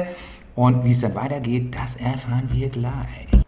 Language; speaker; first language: German; native; German